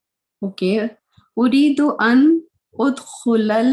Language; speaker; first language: Arabic; non-native, learner; Urdu